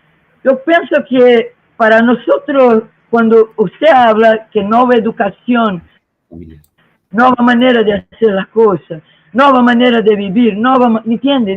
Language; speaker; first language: Spanish; non-native, learner; Portuguese